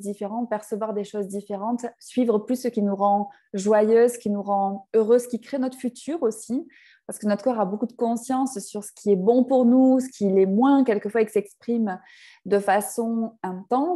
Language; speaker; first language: French; native; French